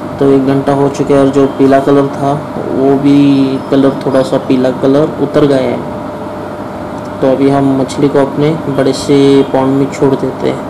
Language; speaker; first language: Hindi; non-native, local second language; Marathi